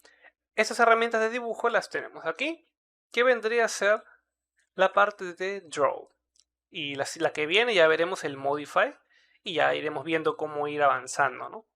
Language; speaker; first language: Spanish; native; Spanish